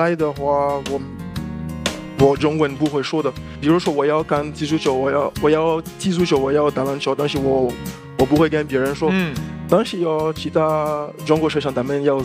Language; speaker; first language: Chinese; non-native, learner; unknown